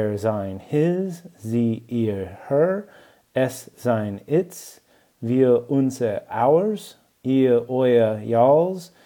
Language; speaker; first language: German; non-native, learner; English